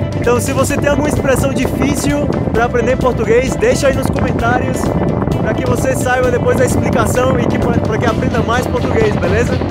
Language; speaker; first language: Portuguese; native; Portuguese